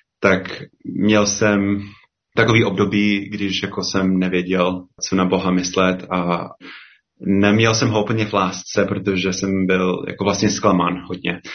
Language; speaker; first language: Czech; non-native, fluent; English